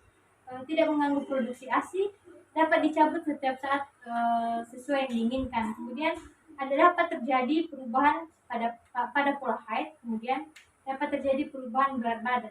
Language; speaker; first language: Indonesian; native; Indonesian